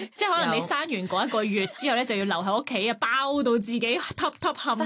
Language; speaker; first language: Cantonese; native; Cantonese